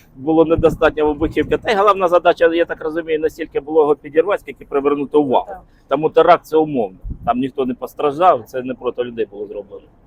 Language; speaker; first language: Ukrainian; non-native, local second language; Russian